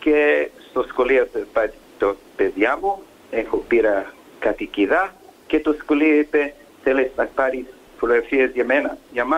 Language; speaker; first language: Greek; early bilingual, heritage; English